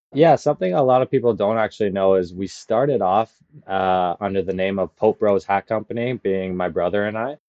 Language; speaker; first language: English; native; English